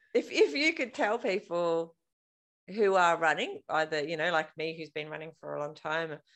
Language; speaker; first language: English; native; English